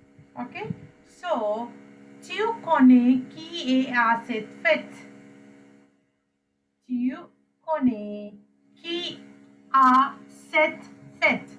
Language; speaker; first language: French; non-native, fluent; Sinhala